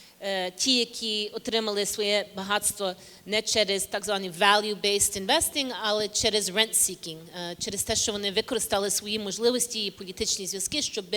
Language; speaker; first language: Ukrainian; early bilingual, heritage; English